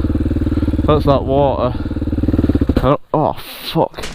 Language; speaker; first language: English; native; English